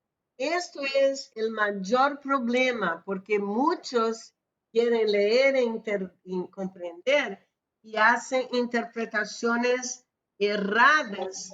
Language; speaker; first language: Spanish; non-native, fluent; Portuguese